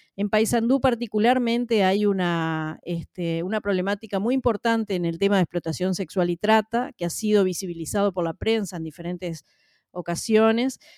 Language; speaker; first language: Spanish; native; Spanish